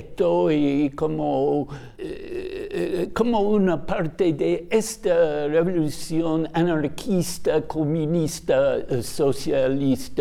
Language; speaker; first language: Spanish; non-native, fluent; English